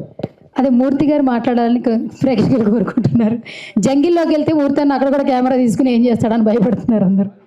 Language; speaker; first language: Telugu; native; Telugu